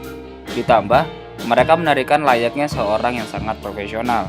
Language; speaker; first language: Indonesian; native; Indonesian